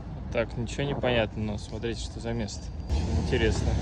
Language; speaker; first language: Russian; native; Russian